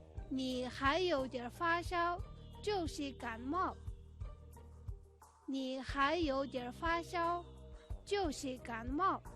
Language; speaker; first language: Chinese; non-native, fluent; Mongolian